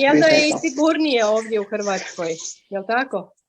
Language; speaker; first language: Croatian; native; Croatian